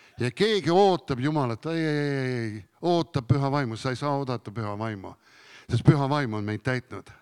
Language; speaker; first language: Estonian; non-native, fluent; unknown